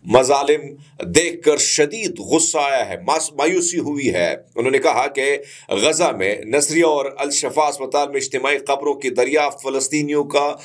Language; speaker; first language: Urdu; non-native, local second language; Punjabi